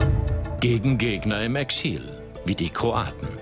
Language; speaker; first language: German; native; German